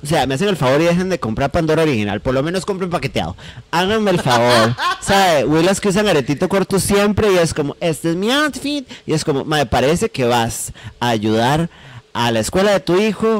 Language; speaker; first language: Spanish; native; Spanish